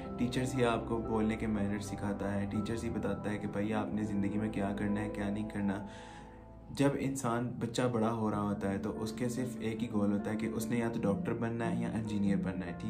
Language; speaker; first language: Urdu; non-native, local second language; Punjabi